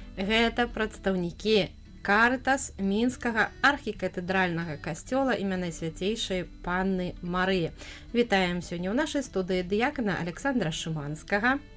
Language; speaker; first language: Belarusian; native; Belarusian